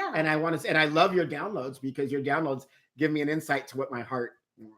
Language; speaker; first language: English; native; English